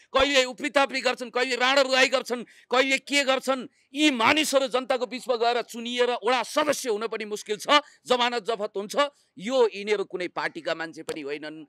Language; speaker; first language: Nepali; native; Nepali